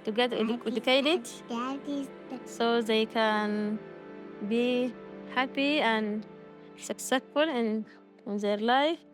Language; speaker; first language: English; non-native, learner; Arabic